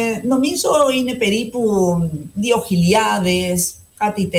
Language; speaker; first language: Greek; non-native, fluent; Spanish